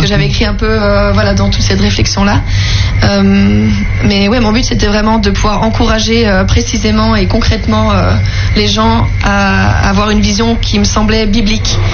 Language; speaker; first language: French; native; French